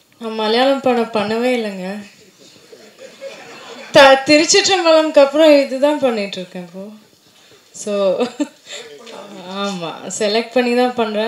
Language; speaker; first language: Tamil; non-native, local second language; Malayalam